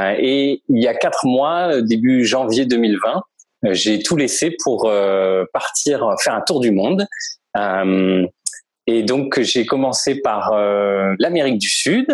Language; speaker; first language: French; native; French